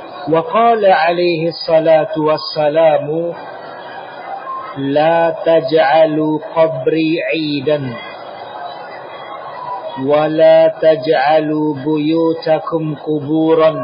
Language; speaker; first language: Arabic; non-native, fluent; Indonesian